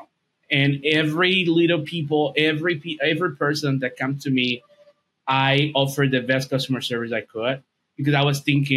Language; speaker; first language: English; non-native, fluent; Spanish